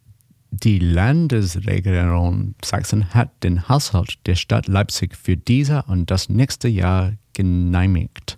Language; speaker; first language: German; non-native, learner; English